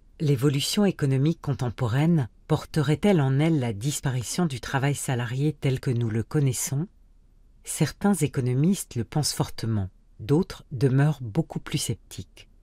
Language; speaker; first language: French; native; French